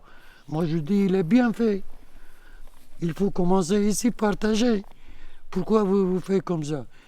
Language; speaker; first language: French; non-native, learner; Kurdish